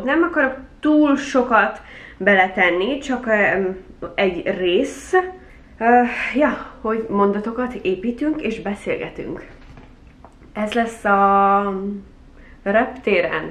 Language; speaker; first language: Hungarian; early bilingual, heritage; Hungarian